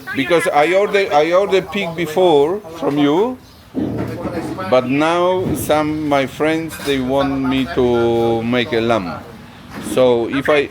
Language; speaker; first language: English; non-native, learner; Polish